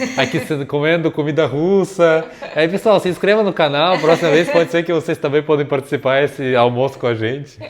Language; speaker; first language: Portuguese; non-native, fluent; Russian